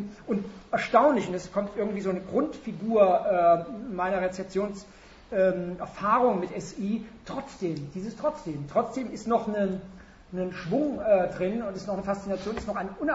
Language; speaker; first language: German; native; German